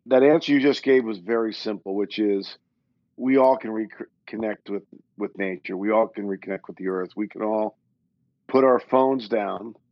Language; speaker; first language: English; native; English